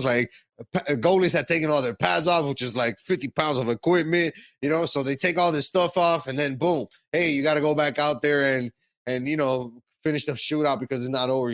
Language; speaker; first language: English; native; English